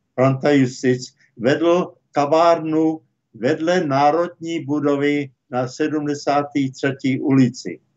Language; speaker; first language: Czech; native; Czech